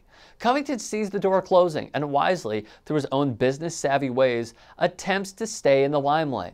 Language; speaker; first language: English; native; English